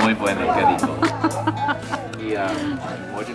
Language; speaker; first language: Spanish; non-native, learner; English